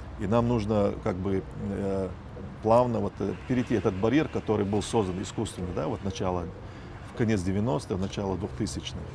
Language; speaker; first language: Russian; non-native, local second language; Chechen